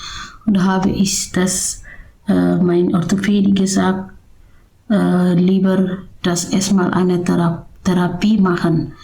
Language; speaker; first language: German; non-native, learner; Indonesian